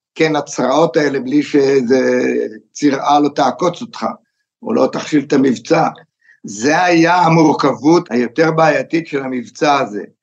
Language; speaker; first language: Hebrew; native; Hebrew